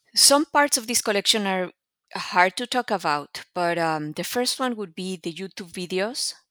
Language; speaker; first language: English; non-native, fluent; Spanish